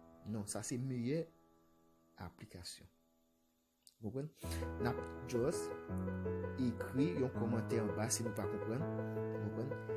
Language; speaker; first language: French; non-native, local second language; Haitian Creole